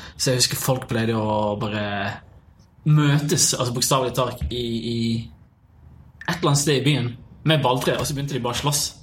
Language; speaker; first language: Norwegian; early bilingual, other home language; Bosnian